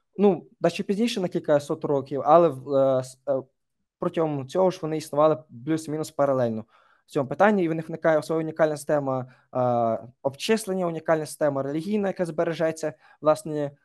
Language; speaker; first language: Ukrainian; native; Ukrainian